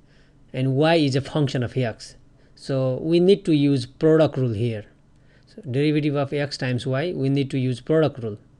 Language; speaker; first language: English; non-native, fluent; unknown